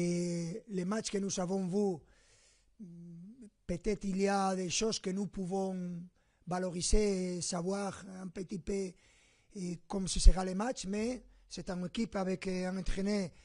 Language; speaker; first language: French; non-native, fluent; Spanish